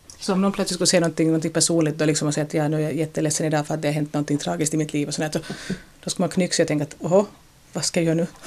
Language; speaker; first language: Swedish; native; Swedish